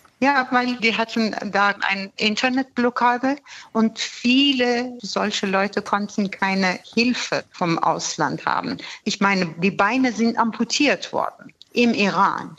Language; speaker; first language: German; non-native, fluent; Persian